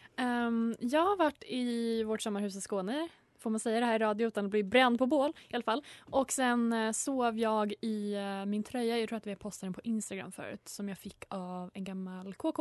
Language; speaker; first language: Swedish; native; Swedish